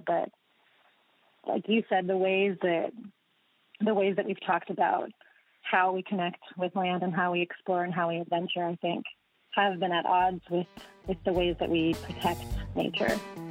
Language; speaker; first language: English; native; English